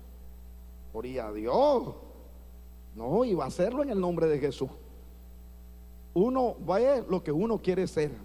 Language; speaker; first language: Spanish; native; Spanish